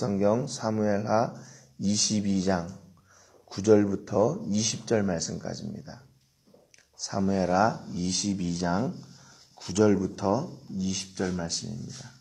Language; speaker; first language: Korean; native; Korean